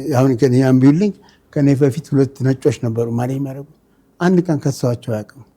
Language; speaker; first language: Amharic; native; Amharic